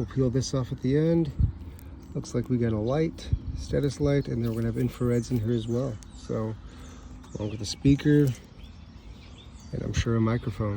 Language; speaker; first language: English; native; English